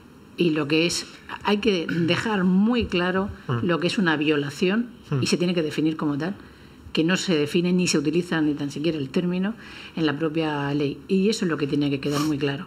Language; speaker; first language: Spanish; native; Spanish